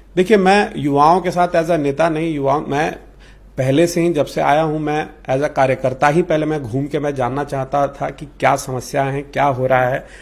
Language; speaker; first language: Hindi; native; Hindi